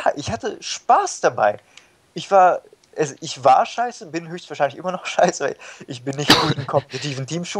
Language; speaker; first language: German; native; German